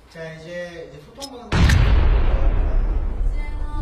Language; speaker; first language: Korean; native; Korean